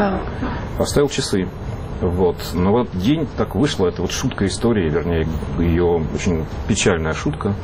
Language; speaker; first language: Russian; native; Russian